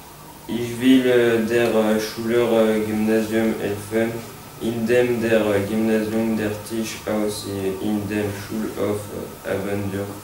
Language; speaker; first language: German; non-native, learner; French